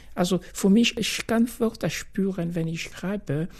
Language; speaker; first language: German; non-native, fluent; Luba-Lulua